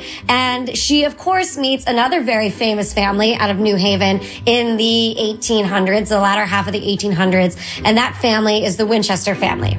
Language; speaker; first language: English; native; English